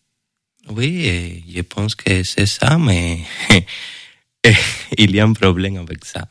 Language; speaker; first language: French; non-native, learner; Spanish